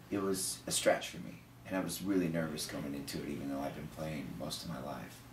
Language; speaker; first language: English; native; English